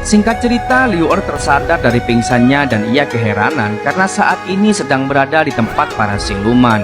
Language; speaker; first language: Indonesian; native; Indonesian